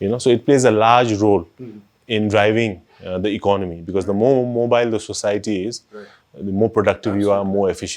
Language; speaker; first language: English; non-native, local second language; Nepali